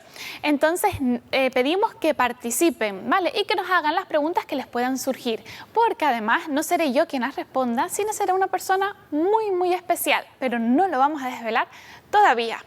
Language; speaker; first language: Spanish; native; Spanish